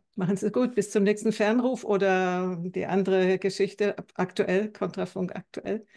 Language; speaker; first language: German; native; German